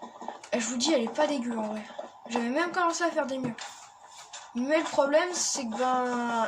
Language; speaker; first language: French; native; French